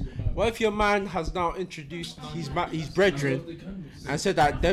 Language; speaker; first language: English; native; English